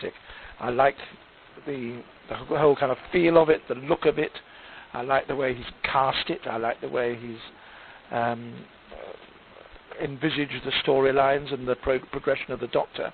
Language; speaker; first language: English; native; English